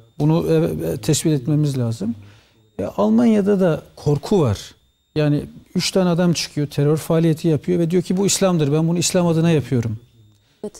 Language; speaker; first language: Turkish; early bilingual, heritage; Turkish